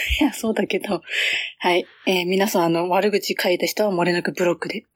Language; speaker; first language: Japanese; native; Japanese